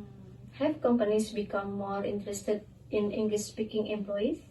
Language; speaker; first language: English; non-native, learner; Indonesian